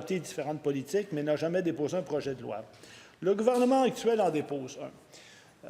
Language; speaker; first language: French; native; French